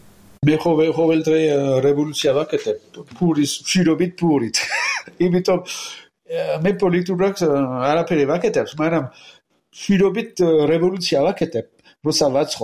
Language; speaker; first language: Georgian; non-native, learner; French